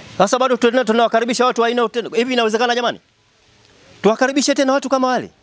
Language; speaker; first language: Swahili; native; Swahili